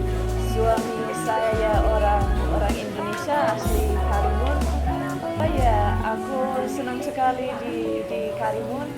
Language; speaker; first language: Indonesian; non-native, fluent; English